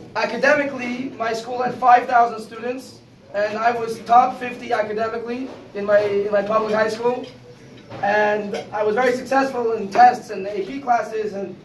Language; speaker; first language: English; native; English